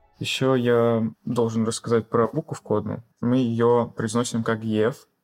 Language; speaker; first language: Russian; early bilingual, other home language; Armenian